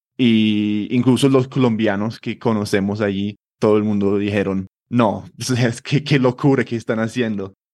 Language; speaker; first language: Spanish; non-native, fluent; English